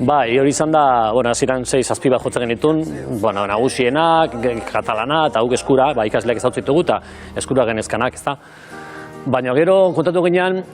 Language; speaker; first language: Basque; native; Basque